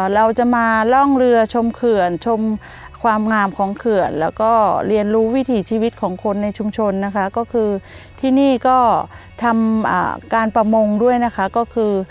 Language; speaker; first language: Thai; native; Thai